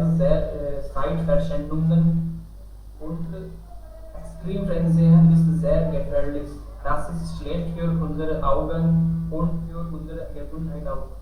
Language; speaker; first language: German; non-native, learner; Hindi